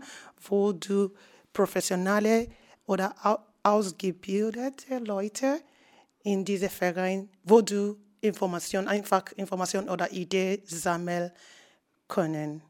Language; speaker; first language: German; non-native, learner; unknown